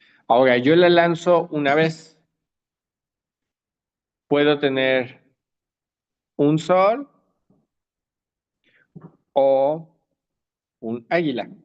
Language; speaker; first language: Spanish; native; Spanish